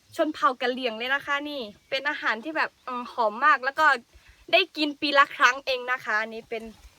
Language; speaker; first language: Thai; non-native, local second language; S'gaw Karen